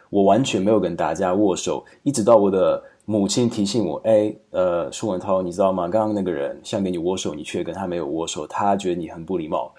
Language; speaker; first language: Chinese; non-native, fluent; Slovak